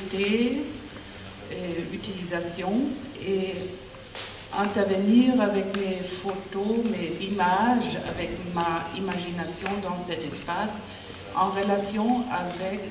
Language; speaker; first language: French; non-native, fluent; German